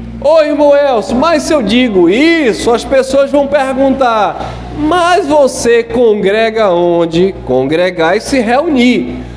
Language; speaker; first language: Portuguese; native; Portuguese